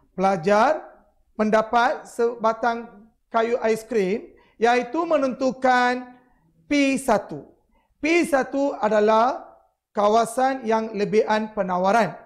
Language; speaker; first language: Malay; non-native, local second language; Tamil